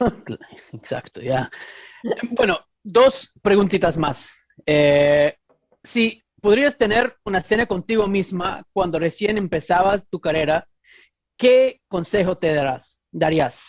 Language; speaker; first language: Spanish; non-native, fluent; English